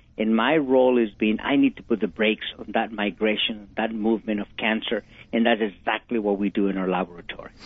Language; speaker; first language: English; non-native, fluent; Spanish